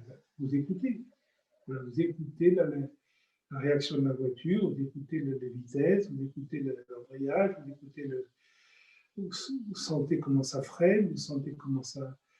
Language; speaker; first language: French; native; French